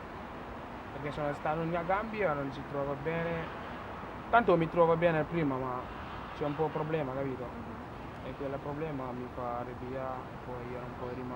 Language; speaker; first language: Italian; non-native, learner; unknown